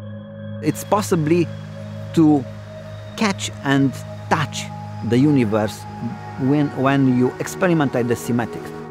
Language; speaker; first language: English; non-native, fluent; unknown